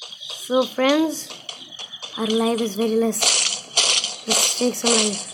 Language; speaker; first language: English; non-native, learner; Hindi